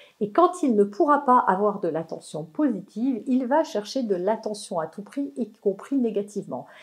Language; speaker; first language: French; native; French